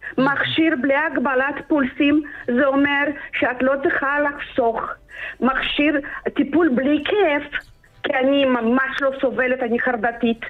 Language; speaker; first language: Hebrew; non-native, fluent; Russian